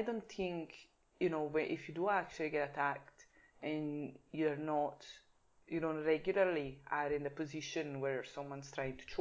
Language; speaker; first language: English; non-native, fluent; Italian